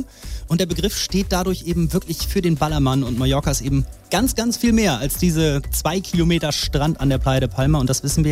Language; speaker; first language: German; native; German